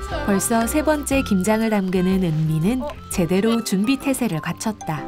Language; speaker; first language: Korean; native; Korean